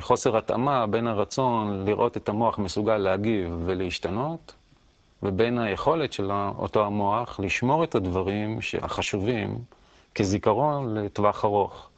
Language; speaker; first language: Hebrew; native; Hebrew